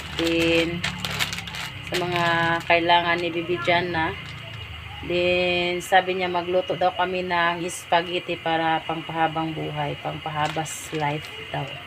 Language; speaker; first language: Filipino; native; Filipino